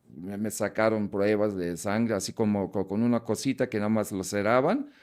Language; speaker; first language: Spanish; non-native, fluent; German